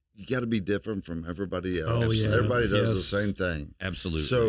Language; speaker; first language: English; native; English